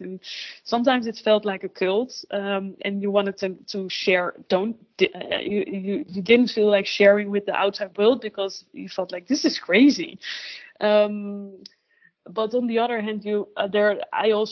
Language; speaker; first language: English; non-native, fluent; Dutch